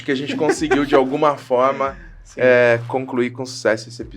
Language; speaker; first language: Portuguese; native; Portuguese